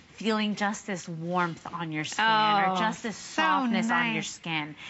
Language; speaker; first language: English; native; English